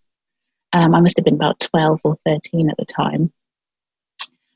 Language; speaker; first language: English; native; English